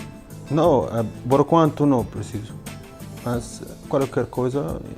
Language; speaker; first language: Portuguese; non-native, learner; Arabic